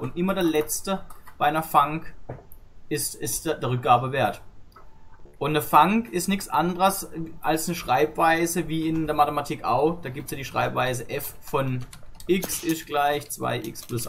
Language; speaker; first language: German; native; German